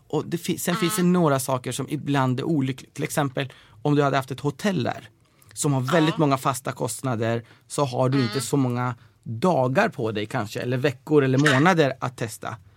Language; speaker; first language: Swedish; early bilingual, other home language; Persian